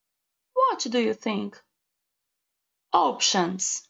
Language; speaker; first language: English; non-native, learner; Portuguese